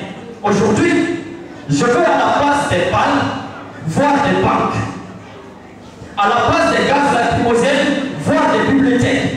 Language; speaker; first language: French; non-native, local second language; Fula